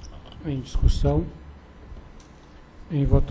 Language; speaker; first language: Portuguese; native; Portuguese